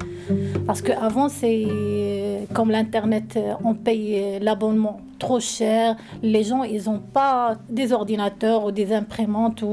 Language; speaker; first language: French; non-native, learner; Arabic